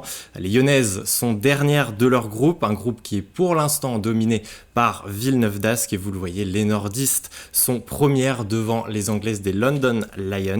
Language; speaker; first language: French; native; French